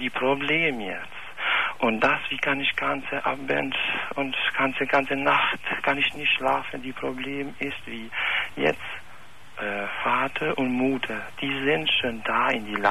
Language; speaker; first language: German; non-native, learner; Albanian